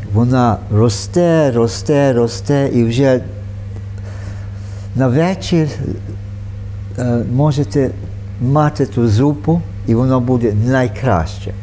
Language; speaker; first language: Ukrainian; early bilingual, heritage; Ukrainian